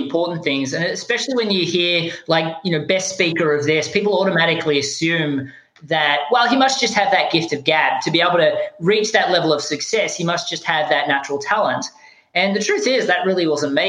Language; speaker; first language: English; native; English